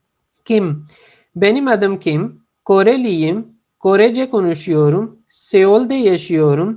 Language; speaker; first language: Turkish; non-native, fluent; Urdu